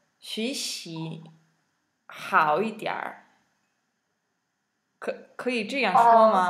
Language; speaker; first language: Chinese; non-native, learner; English